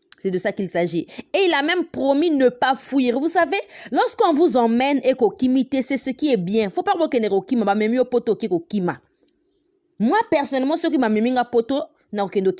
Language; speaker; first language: French; non-native, local second language; Lingala